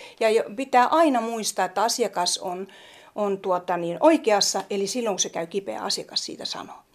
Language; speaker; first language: Finnish; native; Finnish